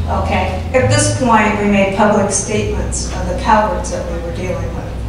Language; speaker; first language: English; native; English